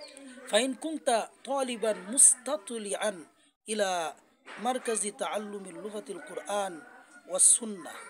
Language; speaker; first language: Arabic; non-native, fluent; Bangla